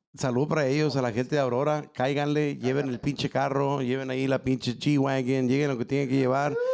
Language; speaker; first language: Spanish; early bilingual, other home language; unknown